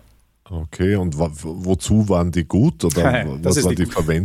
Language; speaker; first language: German; native; German